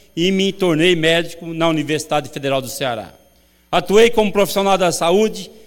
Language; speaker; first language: Portuguese; native; Portuguese